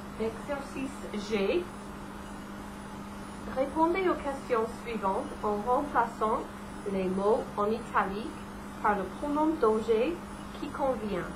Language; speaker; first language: French; non-native, fluent; English